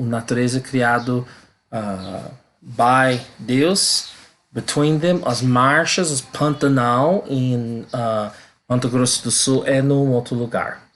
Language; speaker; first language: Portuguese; non-native, learner; English